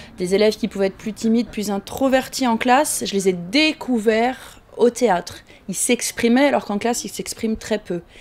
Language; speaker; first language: French; native; French